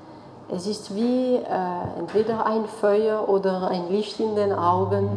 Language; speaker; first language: German; non-native, fluent; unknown